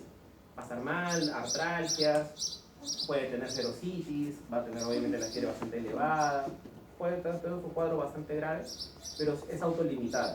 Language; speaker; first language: Spanish; native; Spanish